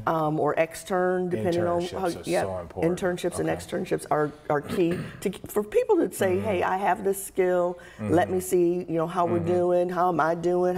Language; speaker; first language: English; native; English